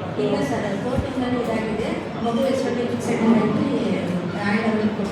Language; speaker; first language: Kannada; native; Kannada